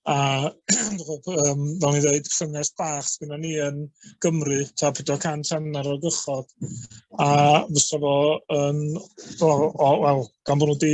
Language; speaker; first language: Welsh; native; Welsh